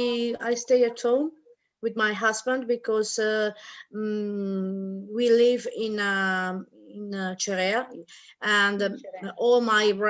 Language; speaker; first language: English; non-native, learner; Italian